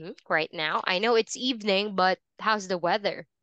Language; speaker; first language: English; non-native, fluent; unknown